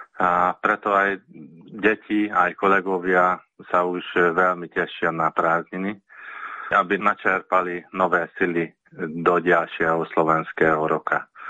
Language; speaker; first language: Slovak; early bilingual, heritage; Slovak